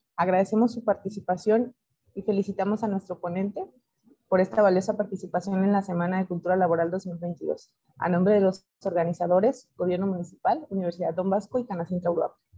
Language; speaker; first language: Spanish; native; Spanish